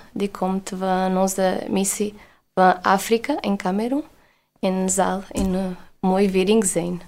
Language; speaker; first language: Dutch; non-native, learner; Portuguese